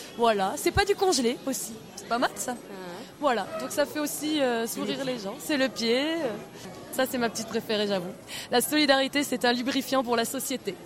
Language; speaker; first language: French; native; French